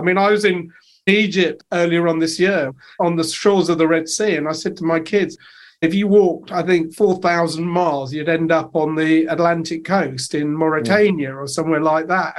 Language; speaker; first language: English; native; English